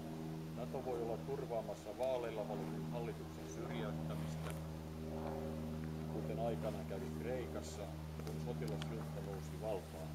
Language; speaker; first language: Finnish; native; Finnish